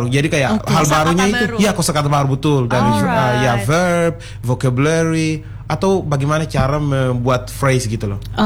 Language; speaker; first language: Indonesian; non-native, fluent; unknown